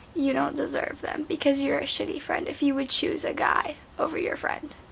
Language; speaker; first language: English; native; English